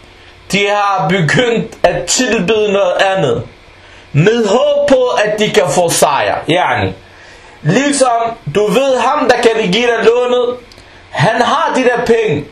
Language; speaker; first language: Danish; non-native, fluent; Arabic